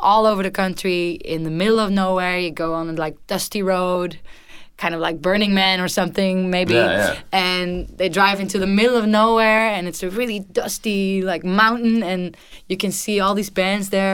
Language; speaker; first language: English; non-native, fluent; Dutch